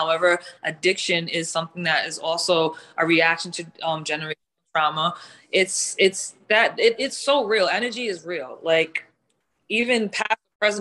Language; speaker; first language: English; native; English